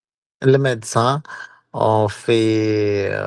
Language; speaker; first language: French; non-native, learner; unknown